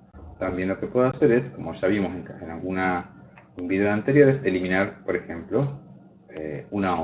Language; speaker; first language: Spanish; native; Spanish